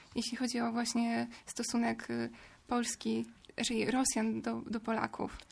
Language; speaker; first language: Polish; native; Polish